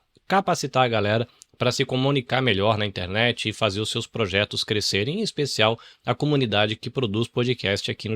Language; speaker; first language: Portuguese; native; Portuguese